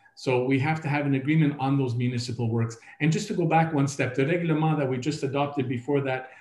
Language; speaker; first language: English; native; English